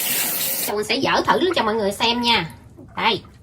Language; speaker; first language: Vietnamese; native; Vietnamese